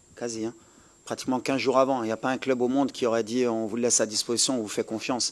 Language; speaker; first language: French; native; French